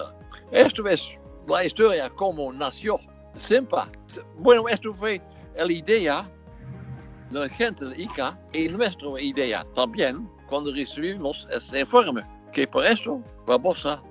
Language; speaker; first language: Spanish; non-native, fluent; Dutch